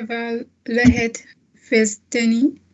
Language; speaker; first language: Hungarian; non-native, learner; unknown